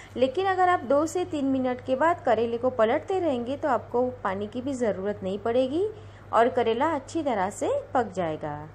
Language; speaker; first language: Hindi; non-native, local second language; Gujarati